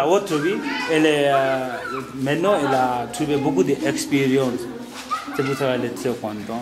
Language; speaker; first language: French; non-native, learner; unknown